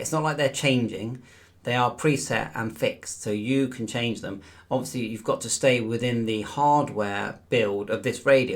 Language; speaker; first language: English; native; English